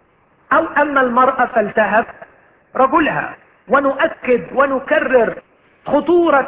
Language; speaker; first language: Arabic; native; Arabic